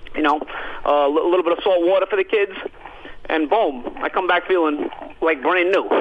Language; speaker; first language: English; early bilingual, other home language; Italian